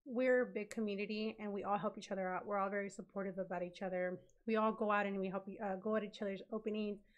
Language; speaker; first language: English; native; English